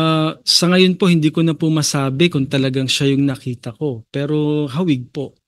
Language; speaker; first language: Filipino; native; Filipino